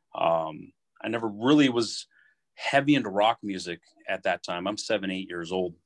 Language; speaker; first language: English; native; English